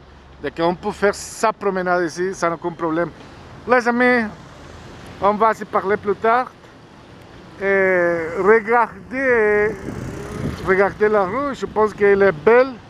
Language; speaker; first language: French; non-native, fluent; Spanish